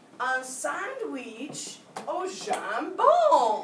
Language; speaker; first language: French; non-native, fluent; English